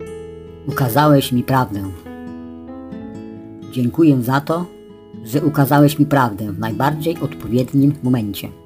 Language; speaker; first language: Polish; native; Polish